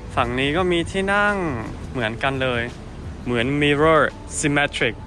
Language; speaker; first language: Thai; non-native, fluent; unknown